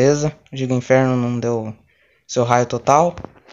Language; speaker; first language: Portuguese; native; Portuguese